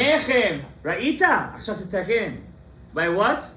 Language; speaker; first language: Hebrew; non-native, fluent; English